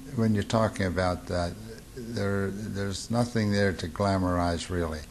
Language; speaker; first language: English; native; English